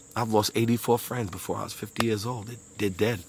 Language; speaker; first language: English; native; English